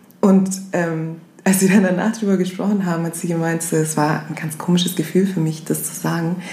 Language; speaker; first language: German; early bilingual, other home language; Swahili